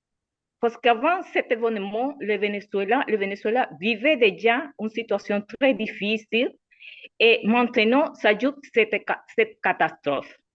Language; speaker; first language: French; non-native, learner; Spanish